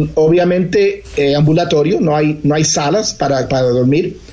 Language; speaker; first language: Spanish; early bilingual, heritage; Spanish